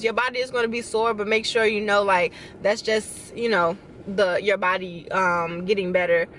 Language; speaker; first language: English; native; English